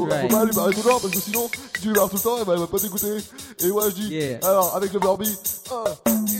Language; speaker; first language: French; native; French